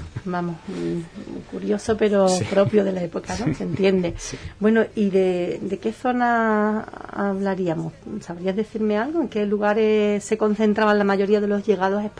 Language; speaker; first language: Spanish; native; Spanish